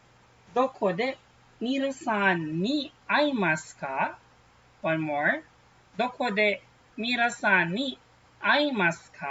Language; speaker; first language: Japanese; non-native, fluent; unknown